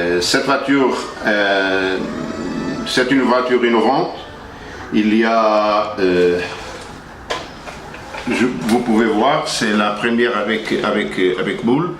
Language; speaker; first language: French; non-native, learner; Portuguese